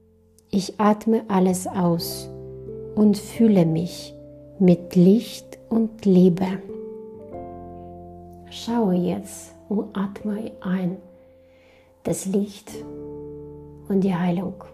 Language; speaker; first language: German; non-native, fluent; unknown